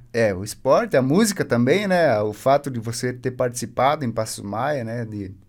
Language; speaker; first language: Portuguese; native; Portuguese